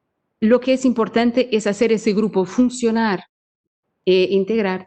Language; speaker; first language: Spanish; non-native, fluent; Portuguese